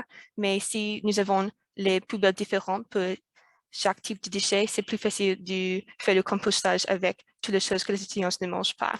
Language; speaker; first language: French; non-native, learner; English